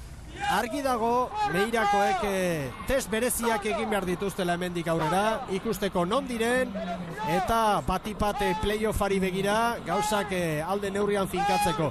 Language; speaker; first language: Basque; native; Basque